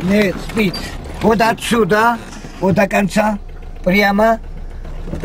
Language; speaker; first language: Russian; non-native, learner; Georgian